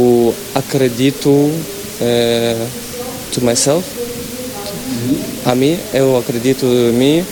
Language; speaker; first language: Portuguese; non-native, learner; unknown